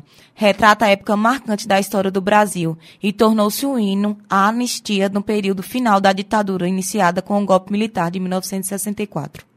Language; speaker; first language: Portuguese; native; Portuguese